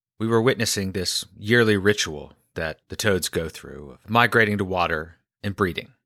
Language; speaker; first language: English; native; English